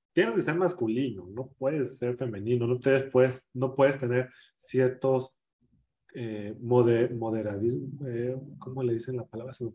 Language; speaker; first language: Spanish; native; Spanish